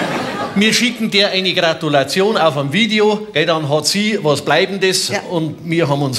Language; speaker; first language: German; native; German